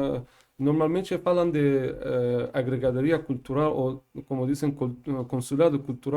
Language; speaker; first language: Portuguese; non-native, learner; Persian